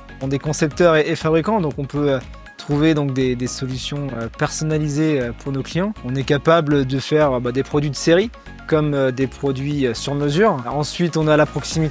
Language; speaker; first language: French; native; French